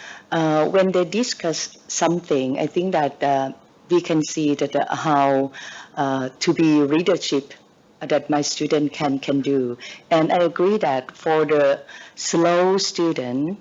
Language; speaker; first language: English; non-native, learner; Thai